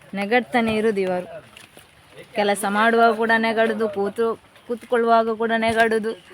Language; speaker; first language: Kannada; native; Kannada